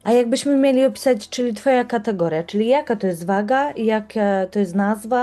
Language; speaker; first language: Polish; native; Polish